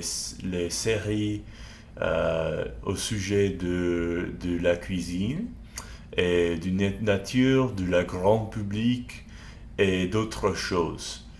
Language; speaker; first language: French; non-native, learner; English